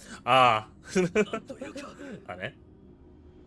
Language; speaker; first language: Japanese; non-native, learner; English